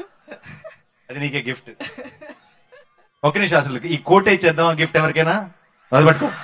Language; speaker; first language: Telugu; native; Telugu